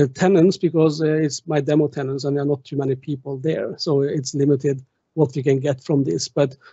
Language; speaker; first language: English; non-native, fluent; German